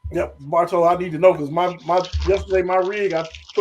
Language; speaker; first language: English; native; English